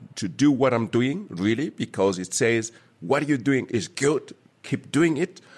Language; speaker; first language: English; non-native, fluent; Mossi